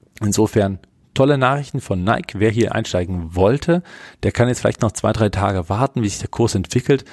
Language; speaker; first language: German; native; German